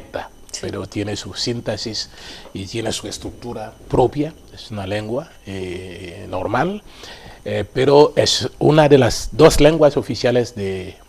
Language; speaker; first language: Spanish; non-native, fluent; Haitian Creole